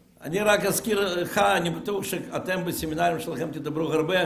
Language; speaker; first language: Hebrew; non-native, fluent; Russian